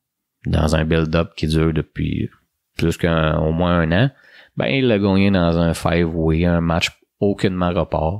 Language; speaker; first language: French; native; French